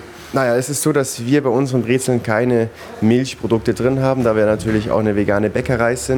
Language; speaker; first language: German; native; German